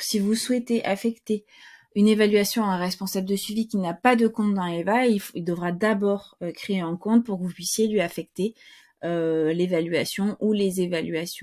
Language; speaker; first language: French; native; French